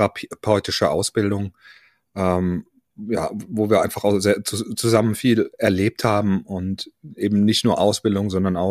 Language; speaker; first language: German; native; German